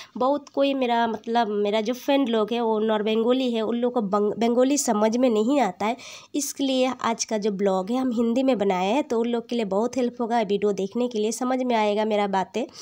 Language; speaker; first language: Hindi; non-native, local second language; Bangla